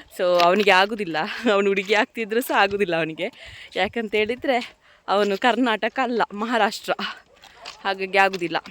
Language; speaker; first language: Kannada; non-native, local second language; Tulu